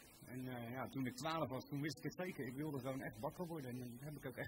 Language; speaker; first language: Dutch; native; Dutch